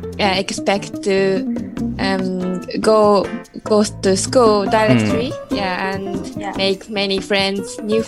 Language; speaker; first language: English; non-native, learner; Japanese